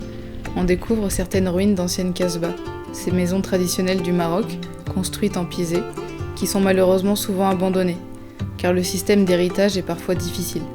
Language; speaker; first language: French; native; French